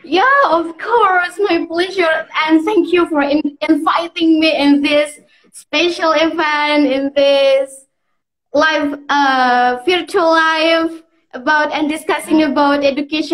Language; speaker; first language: English; non-native, learner; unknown